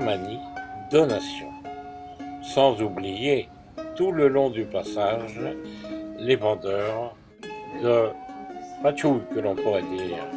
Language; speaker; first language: French; native; French